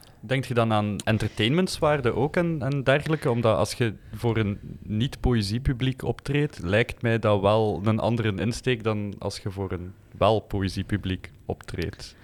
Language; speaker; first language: Dutch; native; Dutch